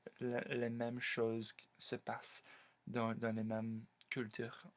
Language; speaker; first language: French; non-native, learner; English